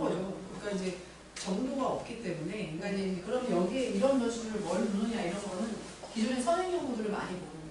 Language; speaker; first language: Korean; native; Korean